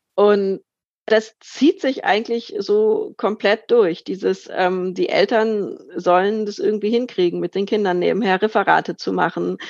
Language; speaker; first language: German; native; German